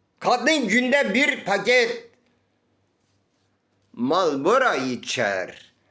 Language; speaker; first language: Turkish; native; Turkish